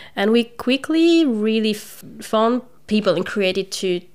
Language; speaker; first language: English; non-native, fluent; French